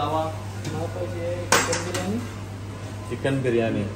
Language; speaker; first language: Hindi; native; Hindi